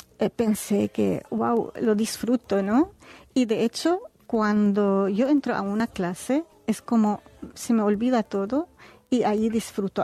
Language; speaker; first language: Spanish; non-native, fluent; Arabic